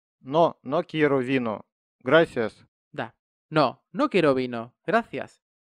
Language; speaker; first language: Spanish; non-native, fluent; Russian